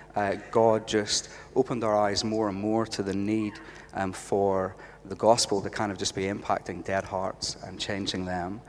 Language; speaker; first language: English; native; English